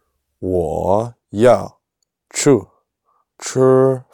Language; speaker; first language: Chinese; non-native, learner; English